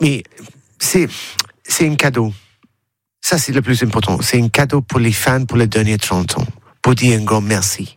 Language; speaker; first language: French; non-native, learner; English